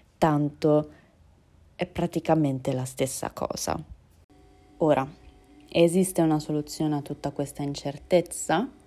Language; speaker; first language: Italian; early bilingual, other home language; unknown